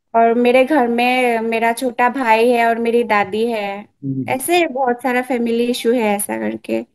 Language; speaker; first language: Hindi; non-native, local second language; Assamese